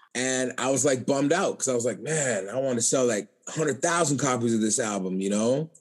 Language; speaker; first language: English; native; English